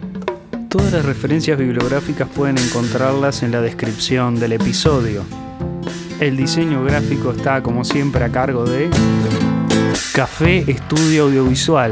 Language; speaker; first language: Spanish; native; Spanish